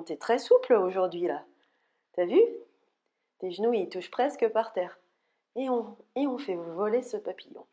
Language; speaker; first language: French; native; French